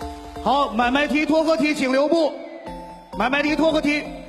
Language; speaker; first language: Chinese; native; Chinese